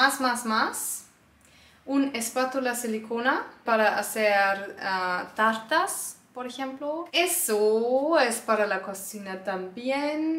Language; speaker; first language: Spanish; non-native, learner; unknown